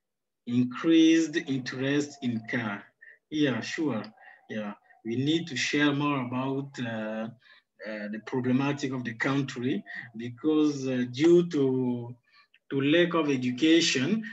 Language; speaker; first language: English; non-native, fluent; Sango